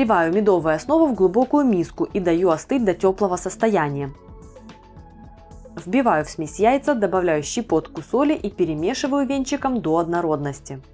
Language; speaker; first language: Russian; native; Russian